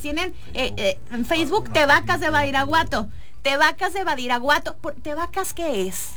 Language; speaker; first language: Spanish; native; Spanish